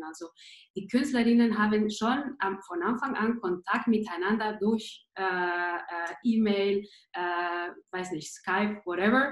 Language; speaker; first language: German; non-native, fluent; Spanish